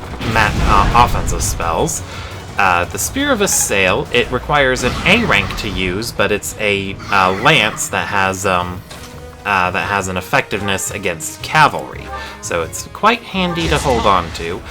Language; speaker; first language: English; native; English